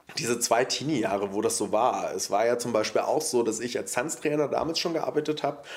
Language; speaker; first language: German; early bilingual, other home language; Polish